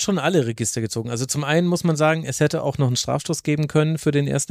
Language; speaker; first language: German; native; German